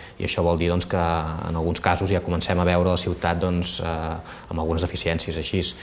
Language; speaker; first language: Catalan; native; Catalan